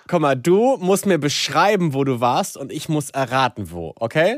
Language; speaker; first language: German; native; German